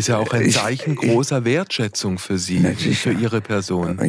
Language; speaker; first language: German; native; German